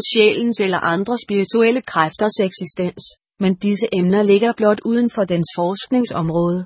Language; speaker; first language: Danish; native; Danish